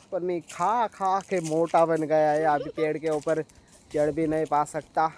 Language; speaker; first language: Hindi; non-native, local second language; Marathi